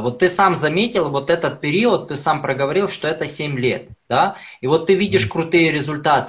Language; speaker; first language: Russian; native; Russian